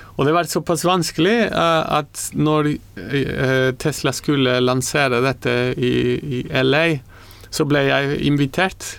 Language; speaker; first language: Norwegian; non-native, fluent; Spanish